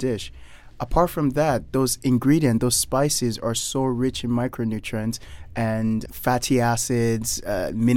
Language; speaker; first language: English; non-native, local second language; Yoruba